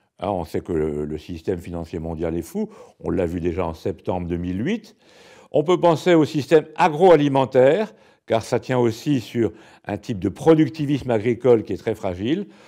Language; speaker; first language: French; native; French